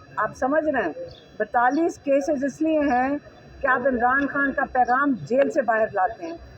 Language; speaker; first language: Urdu; native; Urdu